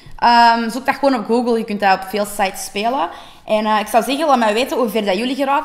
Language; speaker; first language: Dutch; native; Dutch